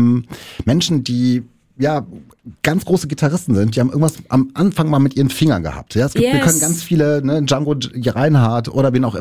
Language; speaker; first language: German; native; German